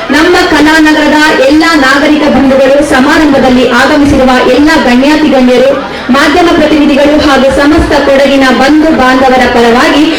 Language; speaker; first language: Kannada; native; Kannada